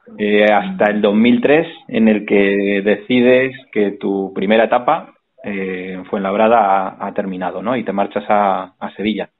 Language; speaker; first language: Spanish; native; Spanish